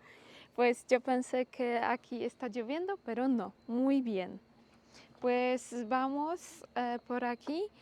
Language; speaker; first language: Spanish; non-native, learner; Polish